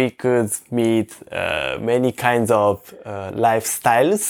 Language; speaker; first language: English; non-native, learner; Japanese